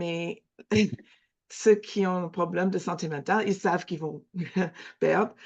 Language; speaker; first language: French; non-native, fluent; English